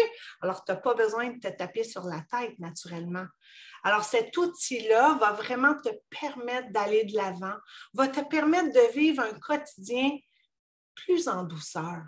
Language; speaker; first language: French; native; French